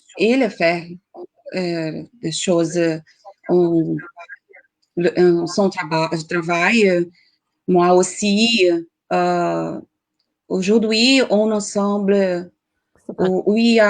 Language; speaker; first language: French; non-native, learner; Portuguese